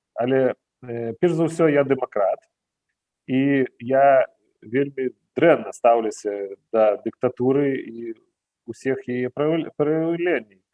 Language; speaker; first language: Belarusian; non-native, fluent; Lithuanian